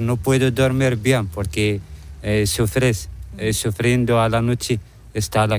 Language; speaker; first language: Spanish; non-native, learner; Arabic